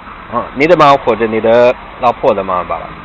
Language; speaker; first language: Chinese; non-native, learner; English